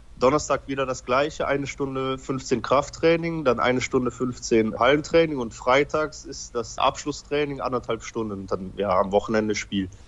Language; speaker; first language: German; early bilingual, other home language; Polish